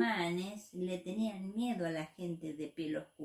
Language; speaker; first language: Spanish; native; Spanish